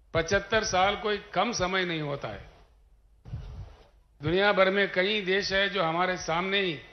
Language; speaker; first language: Hindi; non-native, local second language; Telugu